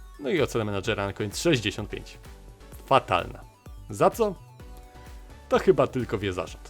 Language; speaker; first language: Polish; native; Polish